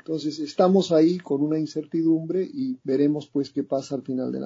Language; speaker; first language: Spanish; native; Spanish